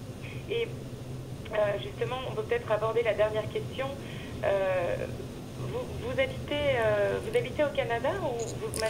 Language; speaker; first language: French; native; French